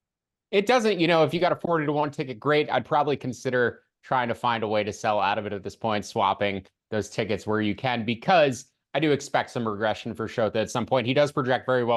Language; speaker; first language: English; native; English